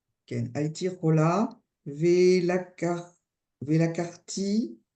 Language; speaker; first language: Hebrew; non-native, learner; French